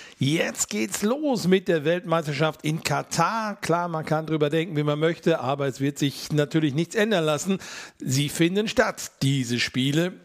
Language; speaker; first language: German; native; German